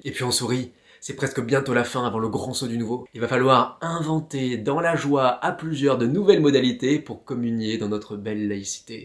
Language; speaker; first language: French; native; French